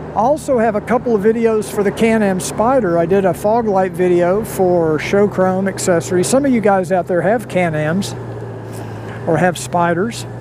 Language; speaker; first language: English; native; English